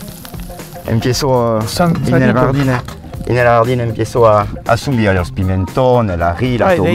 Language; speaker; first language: Spanish; non-native, learner; French